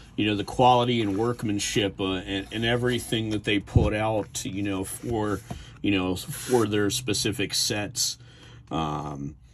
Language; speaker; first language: English; native; English